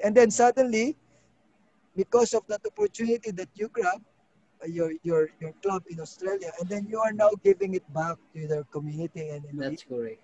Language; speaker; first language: English; non-native, local second language; Filipino